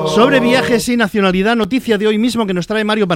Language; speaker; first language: Spanish; native; Spanish